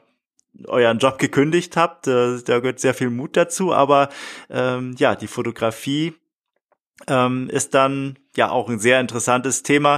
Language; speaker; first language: German; native; German